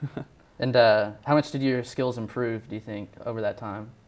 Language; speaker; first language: English; native; English